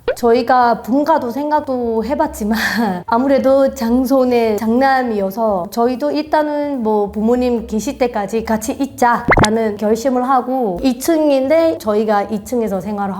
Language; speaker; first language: Korean; non-native, fluent; Burmese